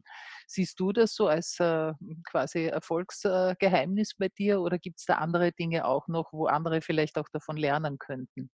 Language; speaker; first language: German; native; German